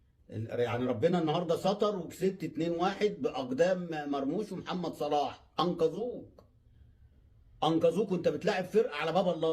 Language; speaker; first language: Arabic; native; Arabic